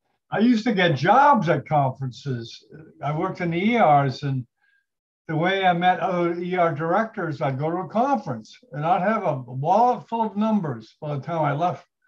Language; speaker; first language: English; native; English